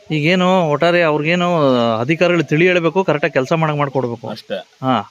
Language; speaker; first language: Kannada; native; Kannada